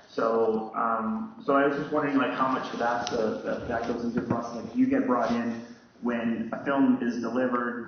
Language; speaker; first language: English; native; English